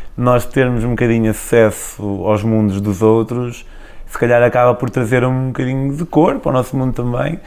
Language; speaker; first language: Portuguese; native; Portuguese